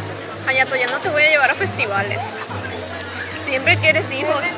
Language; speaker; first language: Spanish; native; Spanish